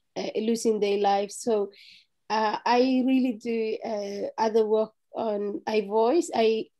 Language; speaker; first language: English; non-native, fluent; Somali